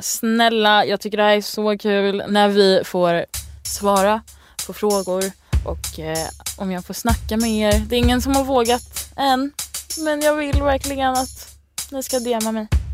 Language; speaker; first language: Swedish; early bilingual, other home language; English